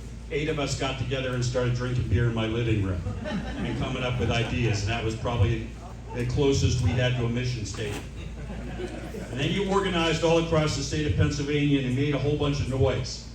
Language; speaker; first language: English; native; English